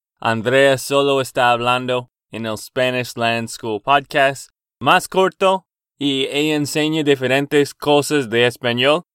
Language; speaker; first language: Spanish; non-native, learner; English